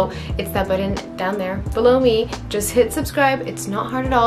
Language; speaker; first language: English; native; English